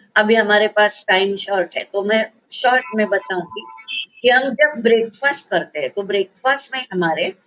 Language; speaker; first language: Hindi; non-native, local second language; Marathi